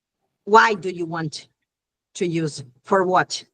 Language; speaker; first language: English; non-native, fluent; Portuguese